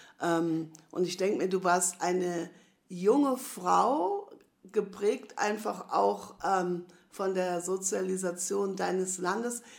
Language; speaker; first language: German; native; German